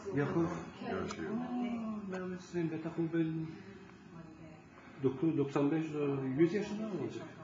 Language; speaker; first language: Hebrew; non-native, fluent; Ladino